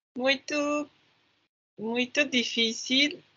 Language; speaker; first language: Portuguese; non-native, learner; Spanish